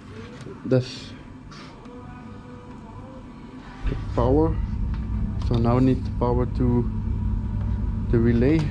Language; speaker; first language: English; non-native, fluent; Dutch